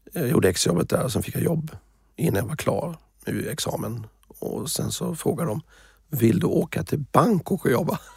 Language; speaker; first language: Swedish; native; Swedish